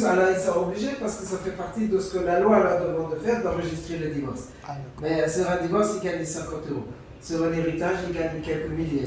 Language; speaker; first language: French; native; French